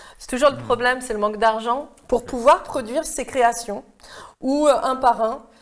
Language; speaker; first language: French; native; French